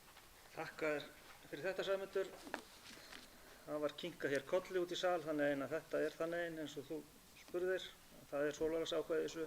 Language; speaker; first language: Icelandic; native; Icelandic